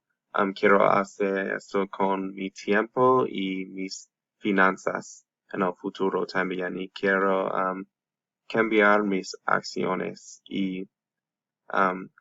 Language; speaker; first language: Spanish; non-native, learner; English